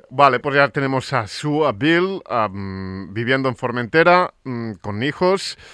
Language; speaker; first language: Spanish; non-native, local second language; Catalan